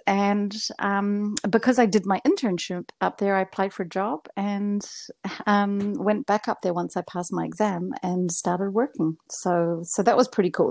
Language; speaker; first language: English; native; English